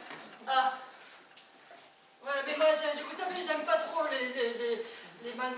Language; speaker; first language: French; native; French